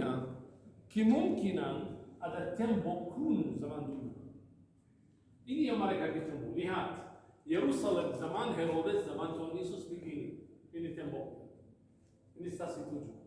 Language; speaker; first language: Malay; non-native, fluent; Arabic